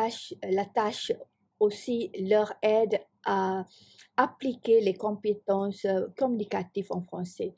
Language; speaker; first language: French; non-native, fluent; Malay